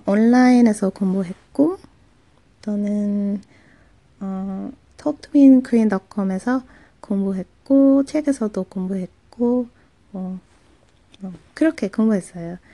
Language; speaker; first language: Korean; non-native, fluent; English